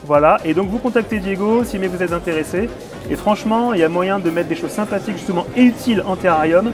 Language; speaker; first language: French; native; French